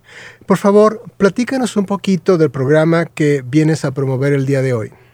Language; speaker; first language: Spanish; native; Spanish